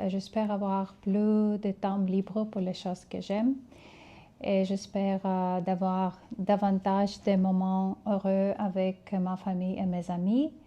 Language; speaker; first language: French; non-native, fluent; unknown